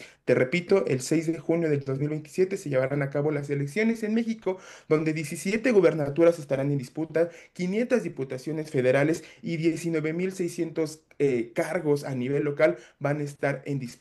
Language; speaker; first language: Spanish; native; Spanish